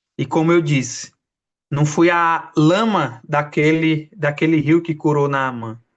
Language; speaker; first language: Portuguese; native; Portuguese